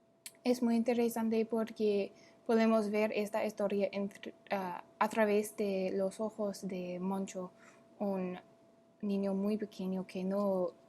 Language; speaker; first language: Spanish; non-native, learner; English